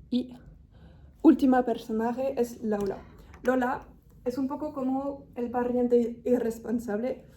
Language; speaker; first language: Spanish; non-native, fluent; French